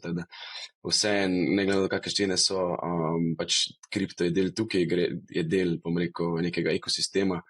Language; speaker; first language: Slovenian; native; Slovenian